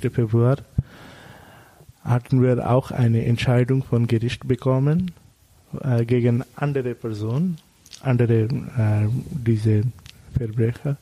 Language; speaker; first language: German; non-native, learner; Bangla